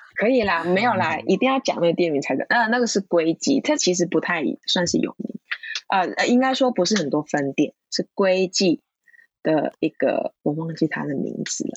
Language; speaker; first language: Chinese; non-native, local second language; Cantonese